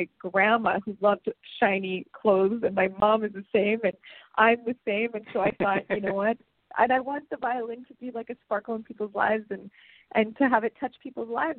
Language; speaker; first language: English; native; English